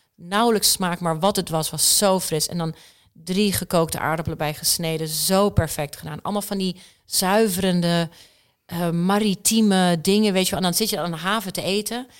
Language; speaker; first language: Dutch; early bilingual, other home language; Czech